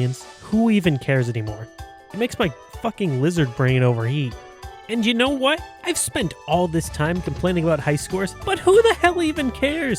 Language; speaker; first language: English; native; English